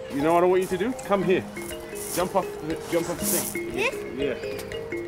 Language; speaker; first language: English; native; English